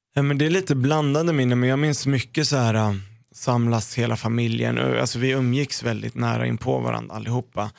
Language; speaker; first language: Swedish; early bilingual, other home language; Arabic